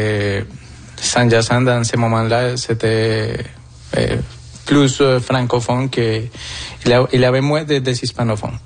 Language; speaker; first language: French; non-native, fluent; Spanish